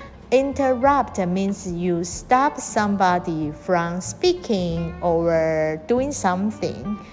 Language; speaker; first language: English; non-native, fluent; Chinese